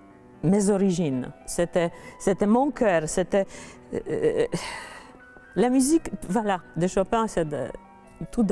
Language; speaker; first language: French; non-native, fluent; Polish